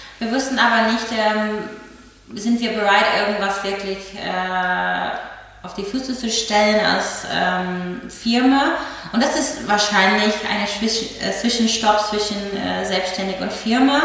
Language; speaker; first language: German; non-native, fluent; English